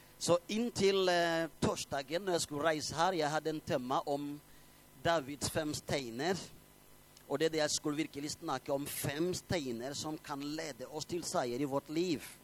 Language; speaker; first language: Norwegian; non-native, fluent; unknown